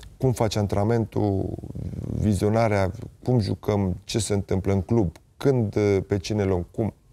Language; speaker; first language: Romanian; native; Romanian